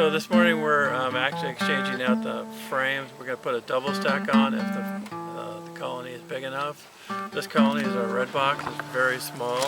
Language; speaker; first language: English; native; English